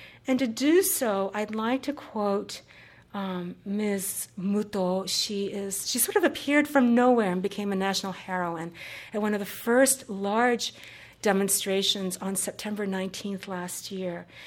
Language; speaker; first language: English; early bilingual, other home language; Japanese